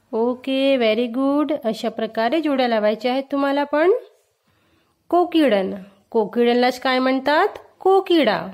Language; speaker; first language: Marathi; non-native, local second language; Hindi